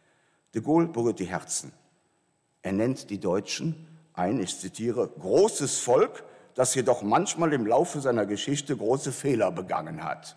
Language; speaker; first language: German; native; German